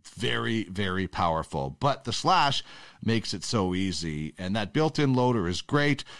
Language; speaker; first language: English; native; English